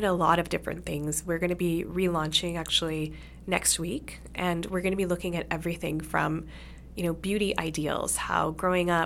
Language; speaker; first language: English; native; English